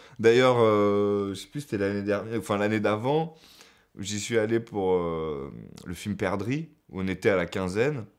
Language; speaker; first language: French; native; French